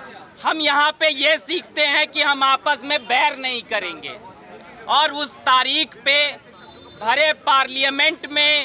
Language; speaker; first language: Hindi; native; Hindi